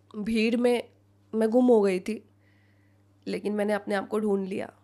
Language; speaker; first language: Hindi; non-native, local second language; Assamese